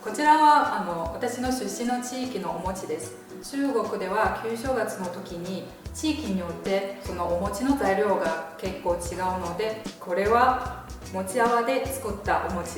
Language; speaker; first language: Japanese; non-native, fluent; Chinese